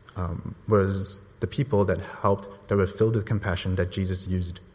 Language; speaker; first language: English; non-native, local second language; Cantonese